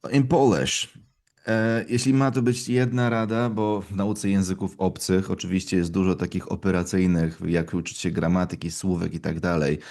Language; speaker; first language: Polish; non-native, fluent; Russian